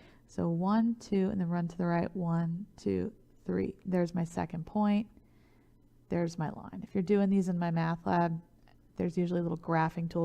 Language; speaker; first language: English; native; English